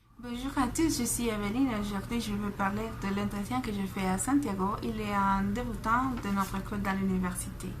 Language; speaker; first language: French; non-native, fluent; Spanish